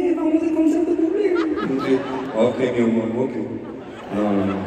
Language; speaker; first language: Spanish; non-native, learner; English